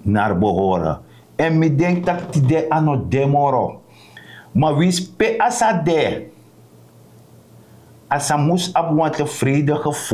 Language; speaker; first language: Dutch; non-native, local second language; Sranan Tongo